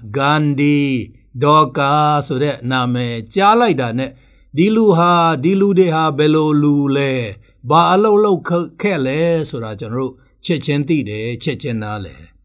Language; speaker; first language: Burmese; non-native, local second language; Tedim Chin